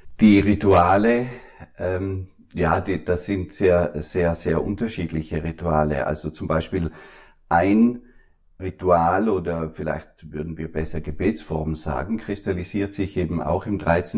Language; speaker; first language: German; native; German